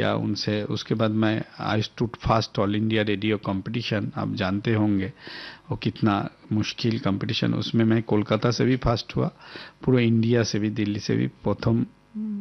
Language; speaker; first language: Hindi; non-native, local second language; Bangla